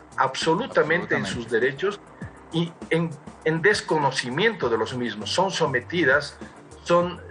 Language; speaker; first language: Spanish; native; Spanish